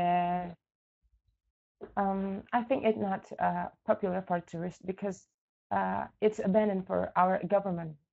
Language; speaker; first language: English; non-native, learner; Indonesian